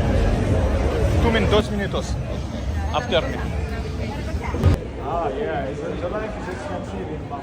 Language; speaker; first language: English; non-native, learner; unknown